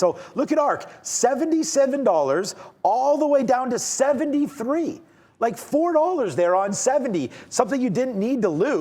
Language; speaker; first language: English; native; English